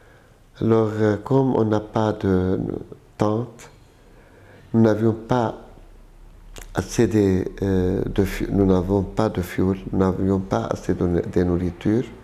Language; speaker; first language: French; non-native, local second language; Arabic